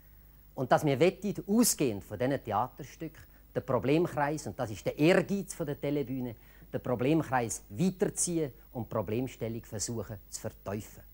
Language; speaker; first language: German; native; German